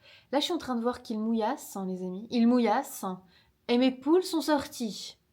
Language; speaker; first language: French; native; French